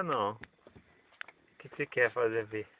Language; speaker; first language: Portuguese; native; Portuguese